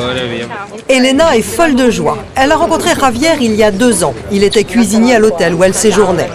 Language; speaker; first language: French; native; French